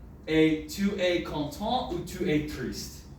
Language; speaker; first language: French; non-native, fluent; English